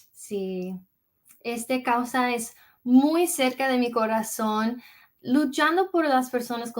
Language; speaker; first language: Spanish; early bilingual, heritage; English